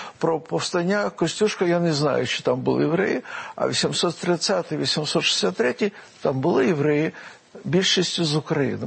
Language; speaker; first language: Ukrainian; non-native, local second language; Russian